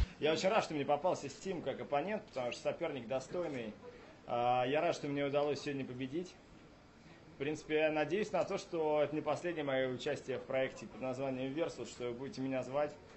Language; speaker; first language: Russian; native; Russian